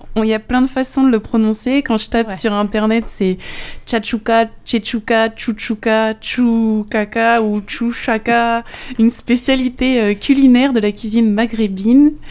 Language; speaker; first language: French; native; French